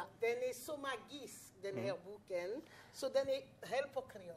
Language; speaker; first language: Swedish; non-native, fluent; French